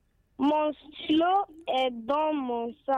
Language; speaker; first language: French; non-native, learner; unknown